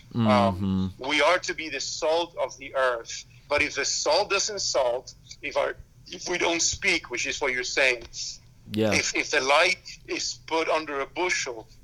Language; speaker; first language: English; early bilingual, other home language; Spanish